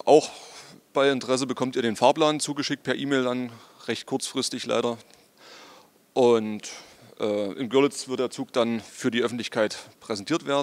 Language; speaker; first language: German; native; German